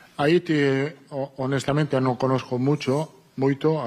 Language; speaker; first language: Spanish; non-native, fluent; Italian